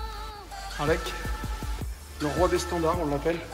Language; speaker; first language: French; native; French